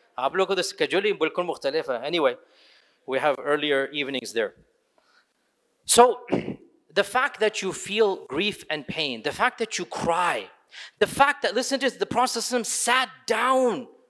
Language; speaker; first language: English; early bilingual, other home language; Urdu